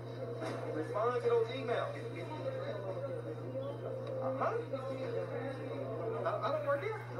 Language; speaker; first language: English; native; English